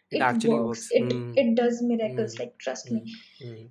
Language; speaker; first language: English; non-native, local second language; Hindi